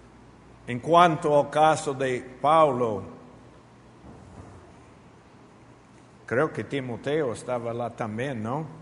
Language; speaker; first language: Portuguese; non-native, fluent; Spanish